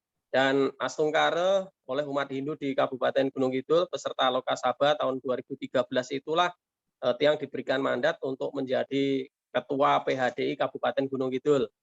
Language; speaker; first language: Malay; non-native, local second language; Javanese